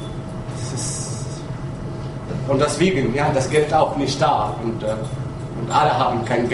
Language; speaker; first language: German; non-native, fluent; Arabic